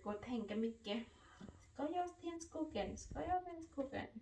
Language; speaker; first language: Swedish; non-native, learner; Thai